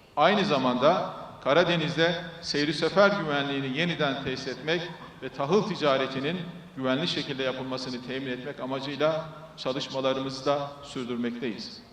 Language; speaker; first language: Turkish; native; Turkish